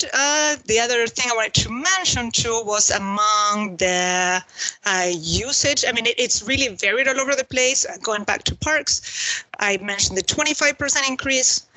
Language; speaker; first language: English; non-native, fluent; Spanish